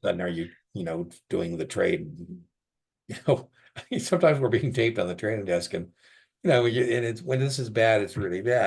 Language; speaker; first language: English; native; English